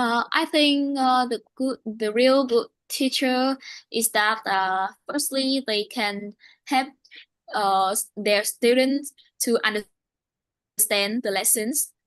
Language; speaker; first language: English; non-native, learner; Vietnamese